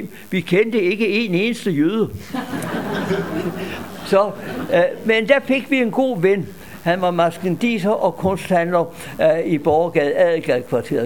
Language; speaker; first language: Danish; native; Danish